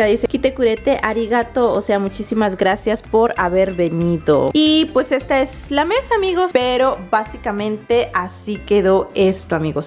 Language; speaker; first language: Spanish; native; Spanish